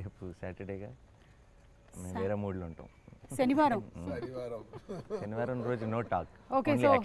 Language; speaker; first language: Telugu; native; Telugu